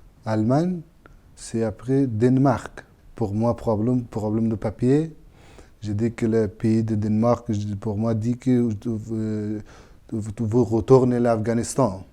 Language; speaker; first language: French; non-native, learner; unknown